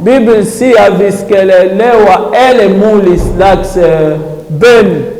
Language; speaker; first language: Swedish; non-native, learner; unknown